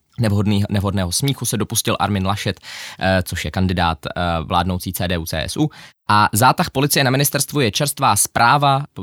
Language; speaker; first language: Czech; early bilingual, other home language; Ukrainian